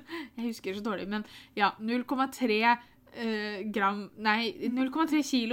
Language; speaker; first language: Norwegian; native; Norwegian